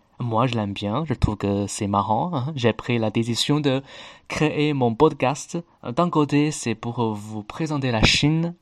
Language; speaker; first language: French; non-native, fluent; Chinese